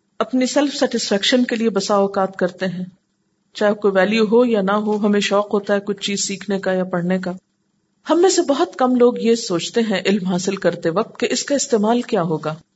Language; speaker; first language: Urdu; native; Urdu